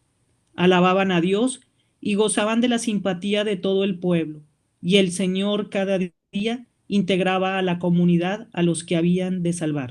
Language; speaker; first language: Spanish; native; Spanish